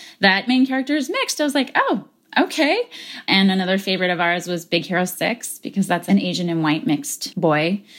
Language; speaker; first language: English; native; English